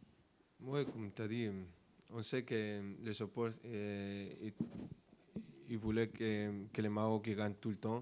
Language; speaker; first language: French; non-native, fluent; Spanish